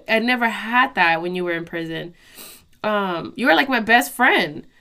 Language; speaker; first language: English; early bilingual, other home language; Spanish